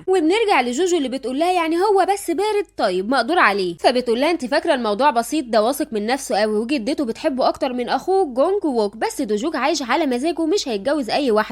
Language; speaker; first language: Arabic; native; Arabic